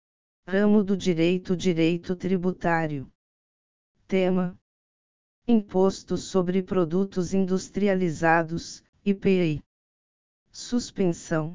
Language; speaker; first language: Portuguese; native; Portuguese